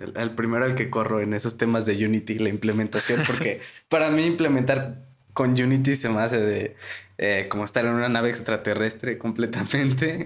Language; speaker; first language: Spanish; native; Spanish